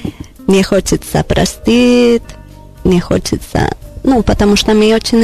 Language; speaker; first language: Russian; non-native, learner; Spanish